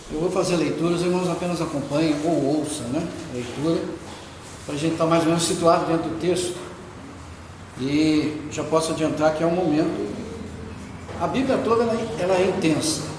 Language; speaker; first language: Portuguese; native; Portuguese